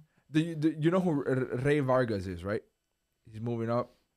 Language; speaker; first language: English; early bilingual, other home language; Spanish